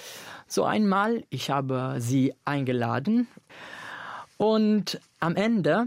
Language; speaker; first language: German; non-native, fluent; Italian